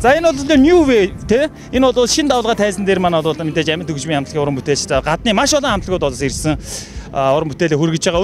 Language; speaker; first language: Mongolian; native; Mongolian